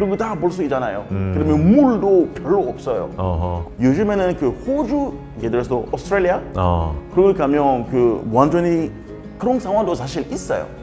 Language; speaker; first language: Korean; non-native, learner; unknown